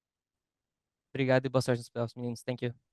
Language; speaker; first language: Portuguese; native; Portuguese